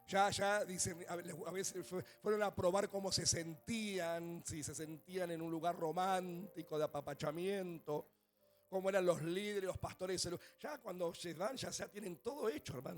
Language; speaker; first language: Spanish; native; Spanish